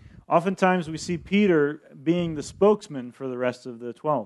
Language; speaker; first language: English; early bilingual, other home language; Spanish